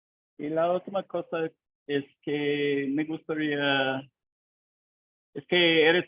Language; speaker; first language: Spanish; non-native, learner; English